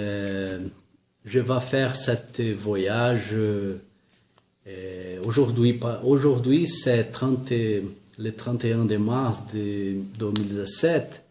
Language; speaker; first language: French; non-native, learner; Portuguese